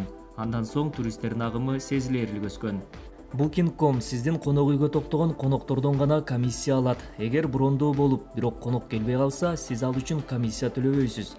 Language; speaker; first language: Kyrgyz; native; Kyrgyz